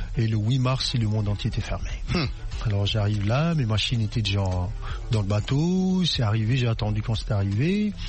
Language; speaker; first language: French; non-native, local second language; Lingala